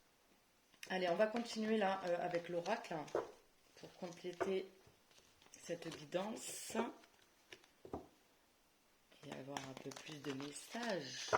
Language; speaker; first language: French; native; French